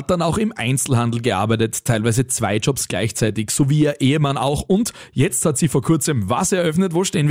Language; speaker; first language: German; native; German